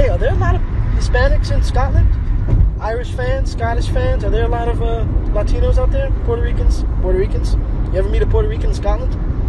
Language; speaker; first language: English; early bilingual, other home language; Spanish